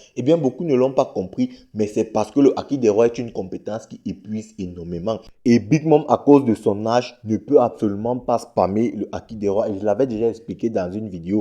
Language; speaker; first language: French; native; French